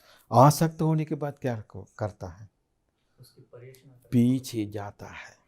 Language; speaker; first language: Hindi; non-native, fluent; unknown